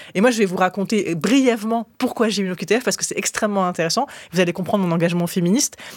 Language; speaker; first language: French; early bilingual, other home language; Arabic